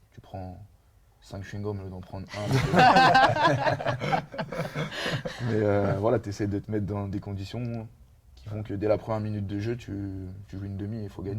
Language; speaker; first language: French; native; French